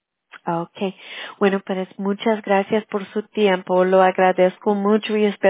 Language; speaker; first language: Spanish; early bilingual, heritage; Spanish